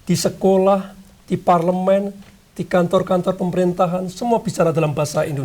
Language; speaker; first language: Indonesian; non-native, local second language; Javanese